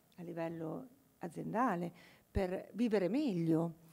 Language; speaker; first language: Italian; native; Italian